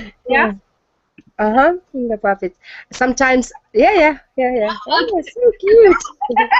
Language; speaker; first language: English; non-native, learner; Russian